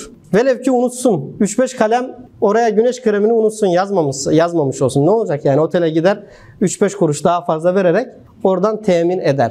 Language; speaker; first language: Turkish; native; Turkish